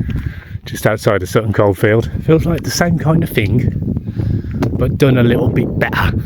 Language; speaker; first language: English; native; English